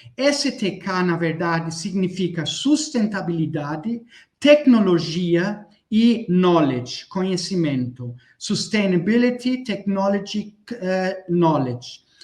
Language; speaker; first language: Portuguese; non-native, fluent; German